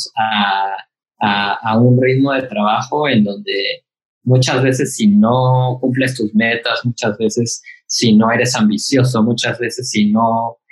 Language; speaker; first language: Spanish; native; Spanish